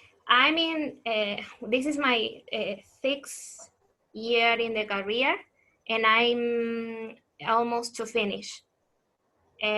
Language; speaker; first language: English; non-native, fluent; Spanish